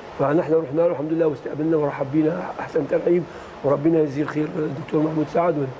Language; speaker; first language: Arabic; native; Arabic